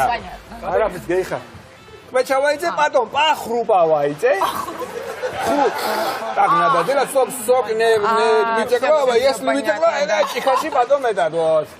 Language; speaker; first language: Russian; non-native, learner; Georgian